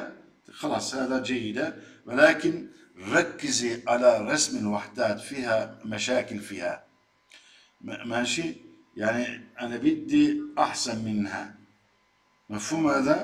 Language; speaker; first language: Arabic; non-native, fluent; Turkish